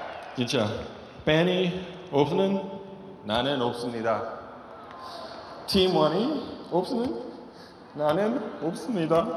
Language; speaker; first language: Korean; non-native, learner; English